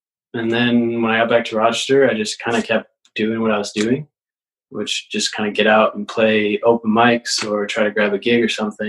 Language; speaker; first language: English; native; English